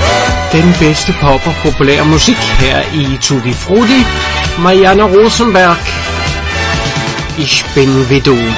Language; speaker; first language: Danish; native; Danish